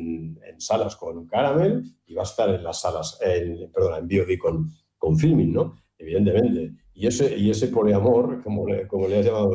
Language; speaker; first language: Spanish; native; Spanish